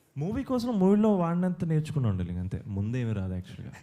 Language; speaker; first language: Telugu; native; Telugu